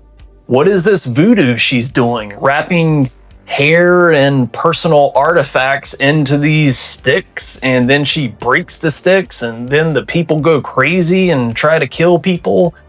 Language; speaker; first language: English; native; English